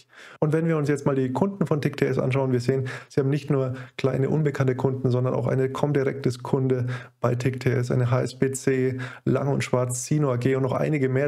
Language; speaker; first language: German; native; German